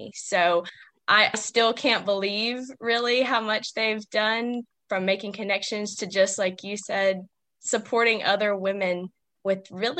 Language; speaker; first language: English; native; English